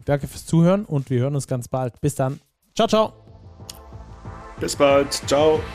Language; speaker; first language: German; native; German